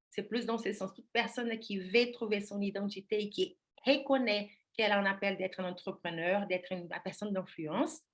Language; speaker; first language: French; non-native, fluent; Portuguese